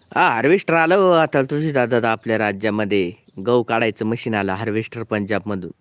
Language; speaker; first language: Hindi; non-native, local second language; Marathi